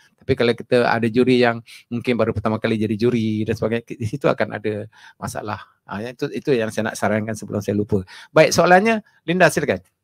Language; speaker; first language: Malay; native; Malay